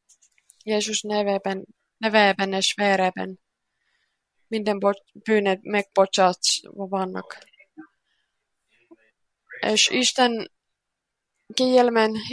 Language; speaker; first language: Hungarian; non-native, learner; Finnish